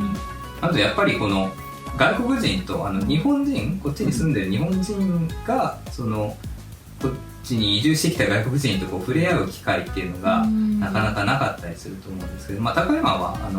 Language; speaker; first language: Japanese; native; Japanese